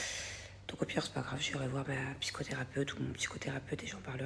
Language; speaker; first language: French; native; French